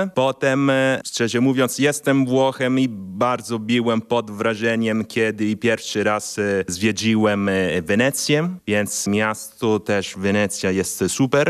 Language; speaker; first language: Polish; non-native, fluent; Italian